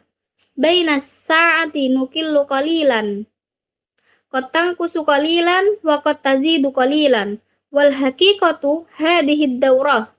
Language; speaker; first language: Arabic; non-native, learner; Indonesian